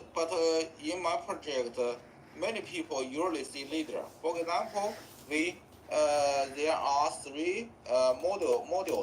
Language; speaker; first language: English; non-native, learner; Chinese